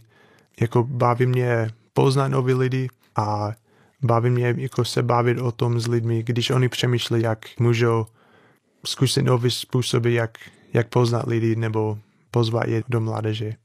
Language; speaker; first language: Czech; non-native, fluent; English